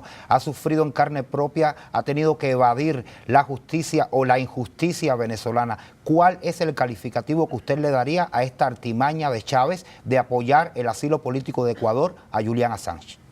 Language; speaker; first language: Spanish; native; Spanish